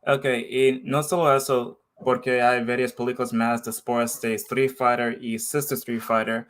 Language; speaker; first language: Spanish; non-native, fluent; English